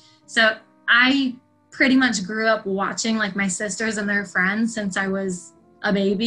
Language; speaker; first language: English; native; English